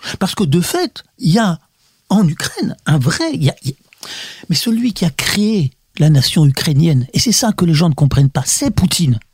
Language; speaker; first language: French; early bilingual, other home language; Russian